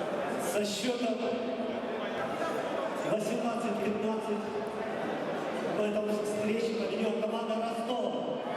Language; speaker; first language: Russian; native; Russian